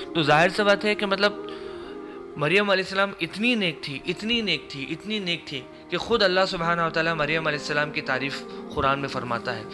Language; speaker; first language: Urdu; native; Urdu